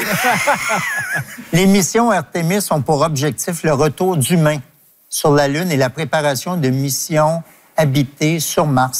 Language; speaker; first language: French; native; French